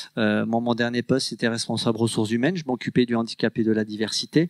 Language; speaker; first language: French; native; French